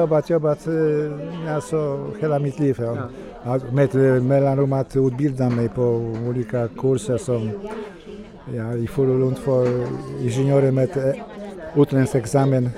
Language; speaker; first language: Swedish; non-native, fluent; Polish